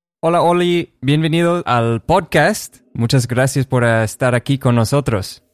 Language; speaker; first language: Spanish; non-native, fluent; English